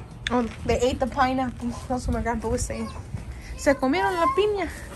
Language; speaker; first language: English; early bilingual, other home language; Spanish